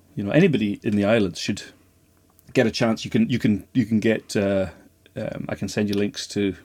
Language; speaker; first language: English; native; English